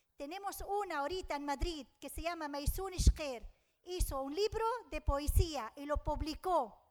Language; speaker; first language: Spanish; non-native, fluent; Arabic